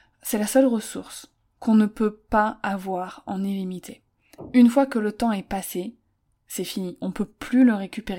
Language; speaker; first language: French; native; French